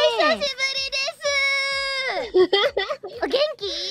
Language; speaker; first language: Japanese; non-native, fluent; Indonesian